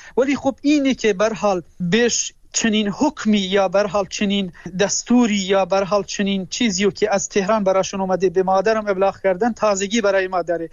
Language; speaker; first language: Persian; non-native, local second language; Kurdish